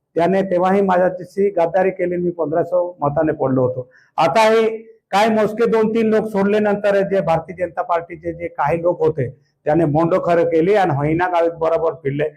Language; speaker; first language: Marathi; non-native, local second language; Bhili